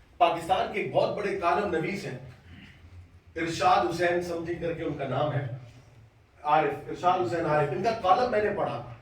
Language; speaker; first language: Urdu; native; Urdu